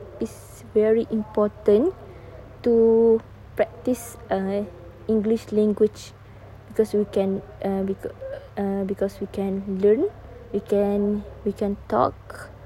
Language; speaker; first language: English; non-native, learner; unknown